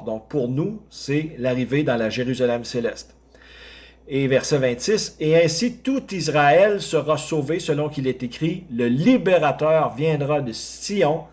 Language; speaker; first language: French; native; French